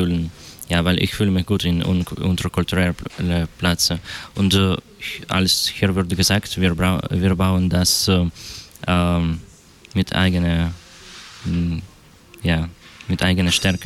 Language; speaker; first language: German; non-native, learner; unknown